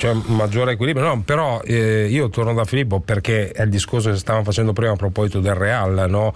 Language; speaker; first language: Italian; native; Italian